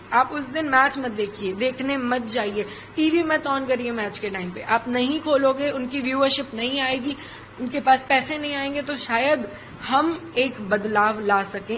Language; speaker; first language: Hindi; native; Hindi